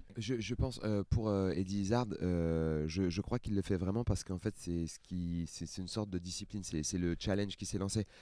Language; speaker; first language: French; native; French